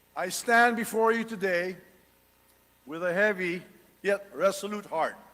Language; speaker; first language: English; non-native, local second language; Filipino